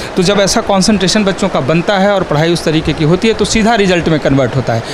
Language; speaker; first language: Hindi; native; Hindi